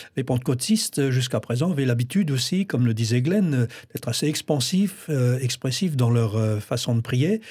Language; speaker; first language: French; non-native, fluent; English